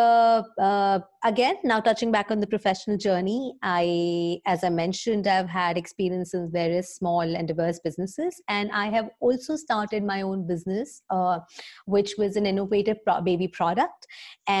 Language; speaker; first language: English; non-native, local second language; Hindi